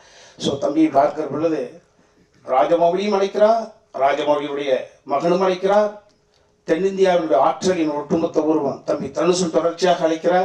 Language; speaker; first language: Tamil; native; Tamil